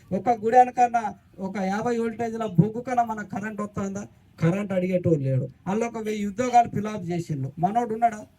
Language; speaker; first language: Telugu; non-native, local second language; Koya